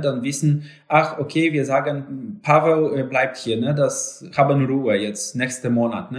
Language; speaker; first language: German; non-native, learner; Polish